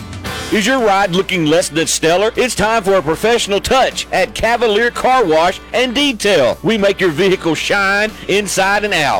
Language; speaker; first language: English; native; English